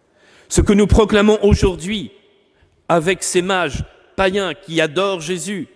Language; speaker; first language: French; native; French